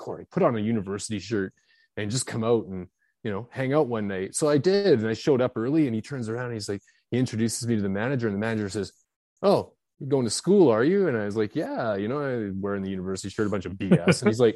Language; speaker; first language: English; native; English